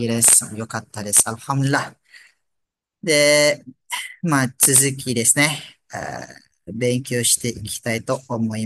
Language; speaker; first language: Japanese; non-native, fluent; Malay